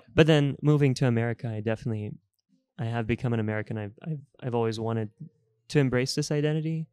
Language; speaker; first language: English; early bilingual, other home language; Bulgarian